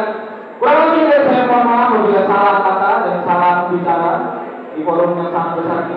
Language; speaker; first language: Indonesian; native; Indonesian